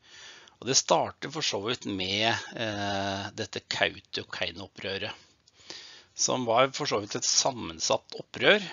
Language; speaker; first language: Norwegian; native; Norwegian